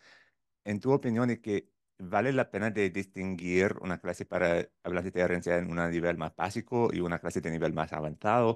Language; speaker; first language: Spanish; non-native, fluent; English